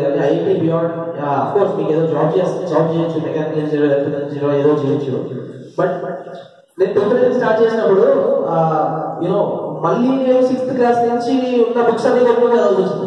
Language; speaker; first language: Telugu; native; Telugu